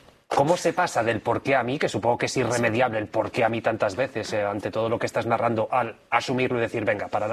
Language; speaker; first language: Spanish; native; Spanish